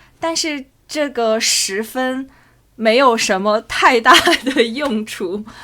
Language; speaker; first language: Chinese; native; Chinese